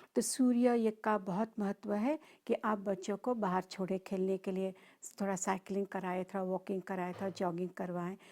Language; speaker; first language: Hindi; non-native, local second language; Marathi